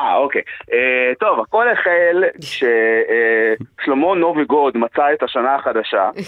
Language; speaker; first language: Hebrew; early bilingual, other home language; Russian